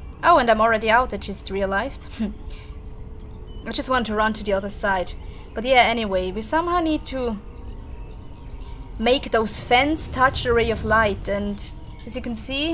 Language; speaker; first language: English; non-native, fluent; German